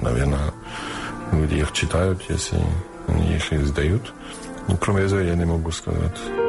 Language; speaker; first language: Russian; non-native, fluent; English